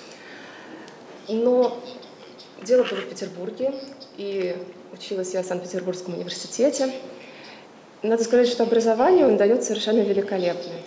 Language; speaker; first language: Russian; native; Russian